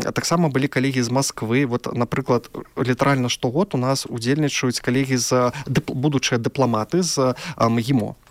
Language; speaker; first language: Belarusian; non-native, local second language; Russian